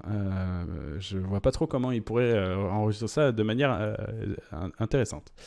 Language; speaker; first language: French; native; French